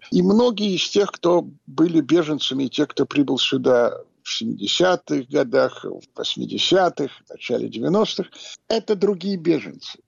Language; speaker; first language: Russian; native; Russian